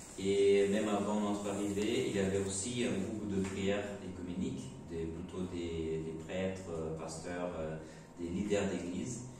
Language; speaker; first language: French; non-native, fluent; Portuguese